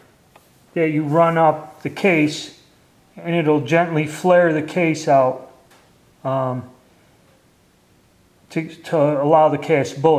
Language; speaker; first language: English; native; English